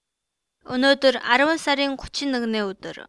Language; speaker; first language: Mongolian; non-native, learner; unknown